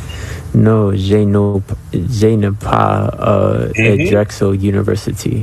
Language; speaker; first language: French; non-native, learner; English